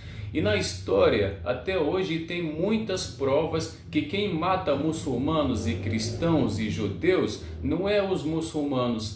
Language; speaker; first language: Portuguese; non-native, learner; Arabic